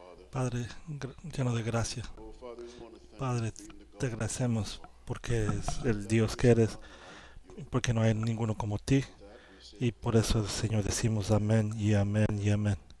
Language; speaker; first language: Spanish; non-native, learner; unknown